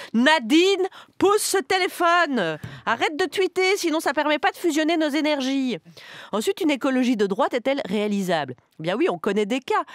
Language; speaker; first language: French; native; French